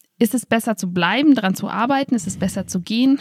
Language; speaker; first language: German; native; German